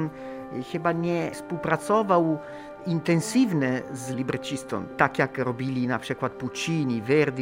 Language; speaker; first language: Polish; non-native, learner; Italian